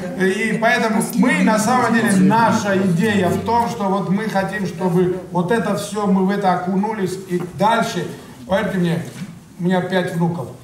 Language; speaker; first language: Russian; non-native, local second language; Georgian